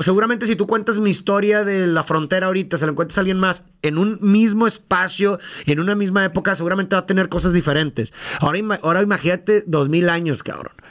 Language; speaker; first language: Spanish; native; Spanish